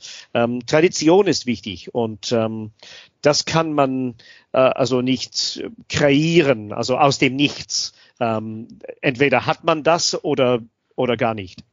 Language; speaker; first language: German; non-native, fluent; English